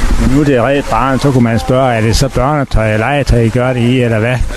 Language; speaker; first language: Danish; native; Danish